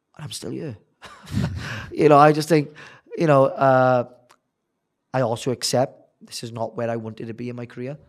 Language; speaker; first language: English; native; English